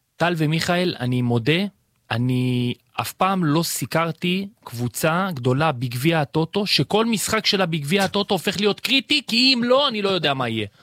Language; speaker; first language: Hebrew; native; Hebrew